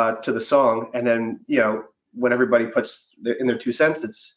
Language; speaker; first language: English; native; English